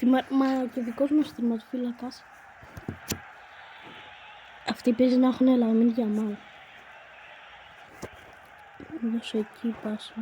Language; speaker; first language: Greek; native; Greek